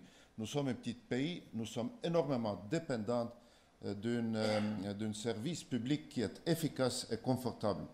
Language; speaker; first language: French; non-native, fluent; Estonian